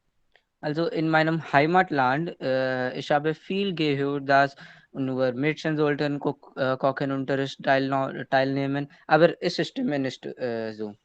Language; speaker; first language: German; non-native, learner; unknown